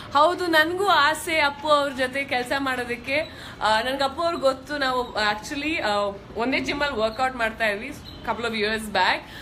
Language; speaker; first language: Kannada; non-native, local second language; Kodava